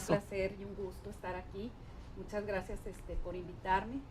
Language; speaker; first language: Spanish; native; Spanish